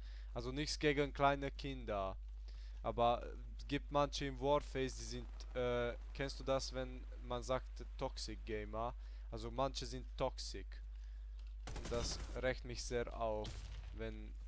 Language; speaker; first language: German; early bilingual, other home language; Hungarian